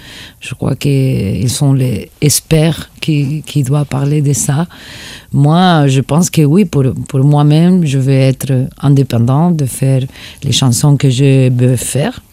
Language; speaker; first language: French; non-native, fluent; Spanish